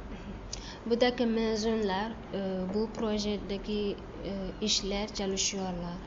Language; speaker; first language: Turkish; non-native, learner; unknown